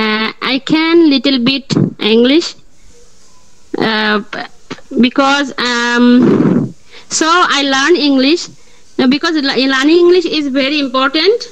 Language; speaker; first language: English; non-native, learner; Bangla